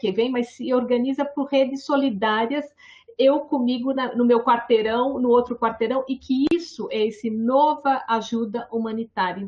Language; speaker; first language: Portuguese; native; Portuguese